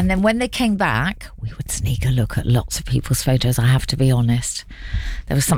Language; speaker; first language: English; native; English